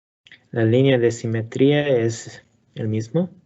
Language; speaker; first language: Spanish; non-native, learner; English